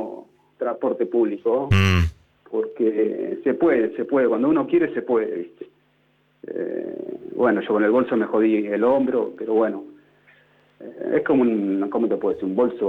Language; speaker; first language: Spanish; native; Spanish